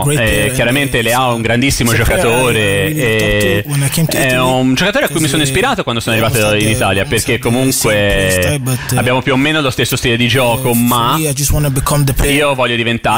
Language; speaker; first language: Italian; non-native, fluent; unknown